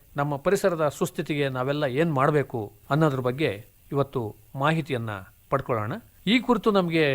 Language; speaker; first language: Kannada; native; Kannada